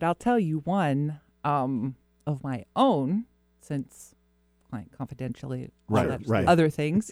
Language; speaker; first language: English; native; English